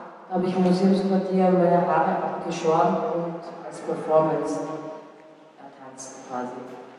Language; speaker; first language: German; non-native, fluent; Japanese